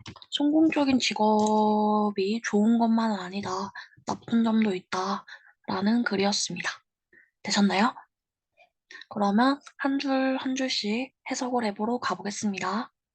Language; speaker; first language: Korean; native; Korean